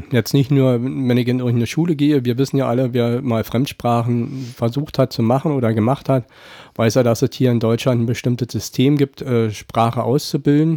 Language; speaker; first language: German; native; German